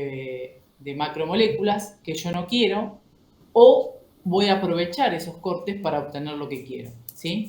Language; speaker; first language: Spanish; native; Spanish